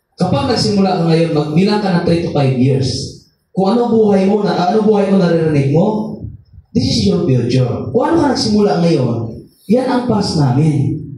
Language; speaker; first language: Filipino; non-native, local second language; Masbatenyo